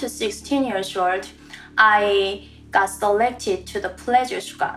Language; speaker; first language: English; non-native, learner; Korean